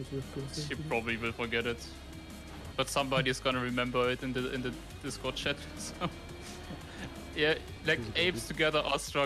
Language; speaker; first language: English; non-native, fluent; German